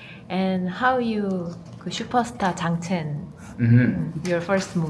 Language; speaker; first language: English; non-native, learner; Korean